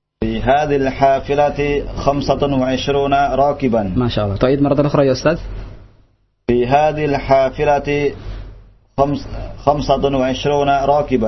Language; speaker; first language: Arabic; non-native, learner; Indonesian